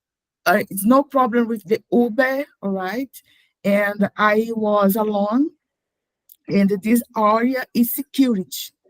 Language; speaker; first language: English; non-native, learner; Portuguese